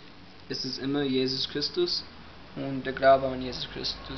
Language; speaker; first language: German; non-native, learner; English